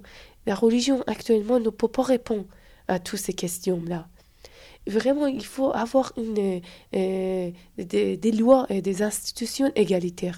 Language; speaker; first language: French; non-native, fluent; Persian